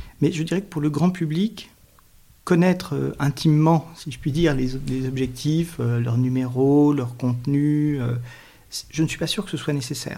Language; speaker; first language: French; native; French